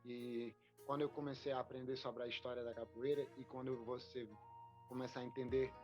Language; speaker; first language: Portuguese; non-native, fluent; French